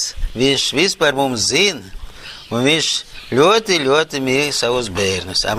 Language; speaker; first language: Latvian; non-native, local second language; Russian